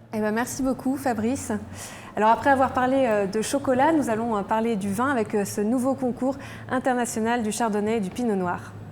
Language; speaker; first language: French; native; French